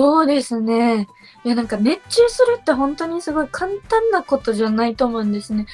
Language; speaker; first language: Japanese; native; Japanese